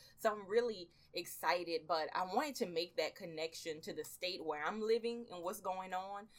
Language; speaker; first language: English; native; English